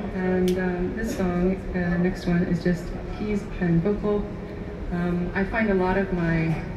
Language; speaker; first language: English; native; English